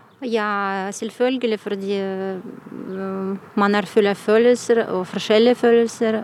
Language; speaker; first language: Norwegian; non-native, fluent; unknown